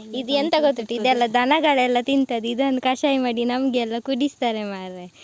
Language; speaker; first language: Kannada; non-native, local second language; Tulu